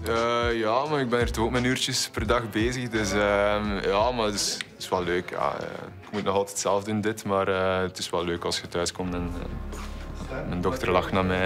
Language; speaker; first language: Dutch; native; Dutch